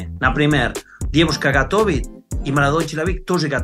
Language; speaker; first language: Russian; non-native, learner; Spanish